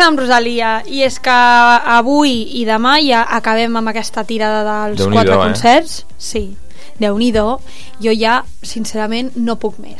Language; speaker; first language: Catalan; native; Catalan